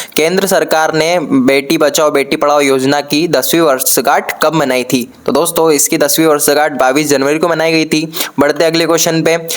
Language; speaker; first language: Hindi; native; Hindi